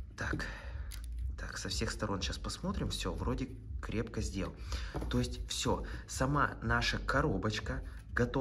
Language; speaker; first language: Russian; native; Russian